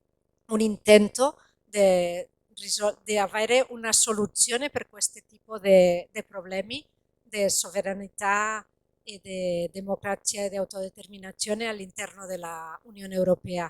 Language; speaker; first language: Italian; non-native, fluent; Catalan